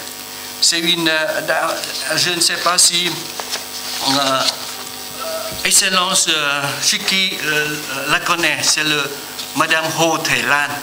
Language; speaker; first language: French; non-native, learner; Vietnamese